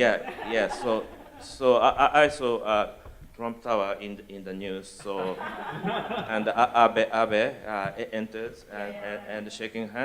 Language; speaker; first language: English; non-native, learner; Japanese